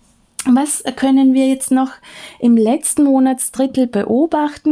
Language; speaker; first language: German; native; German